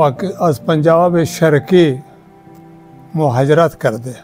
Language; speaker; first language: Persian; non-native, fluent; Punjabi